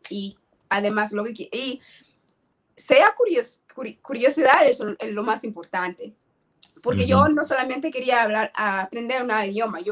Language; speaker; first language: Spanish; non-native, learner; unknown